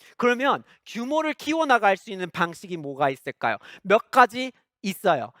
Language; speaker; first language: Korean; non-native, fluent; English